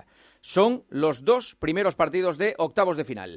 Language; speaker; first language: Spanish; native; Spanish